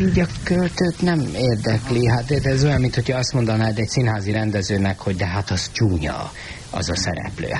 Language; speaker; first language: Hungarian; native; Hungarian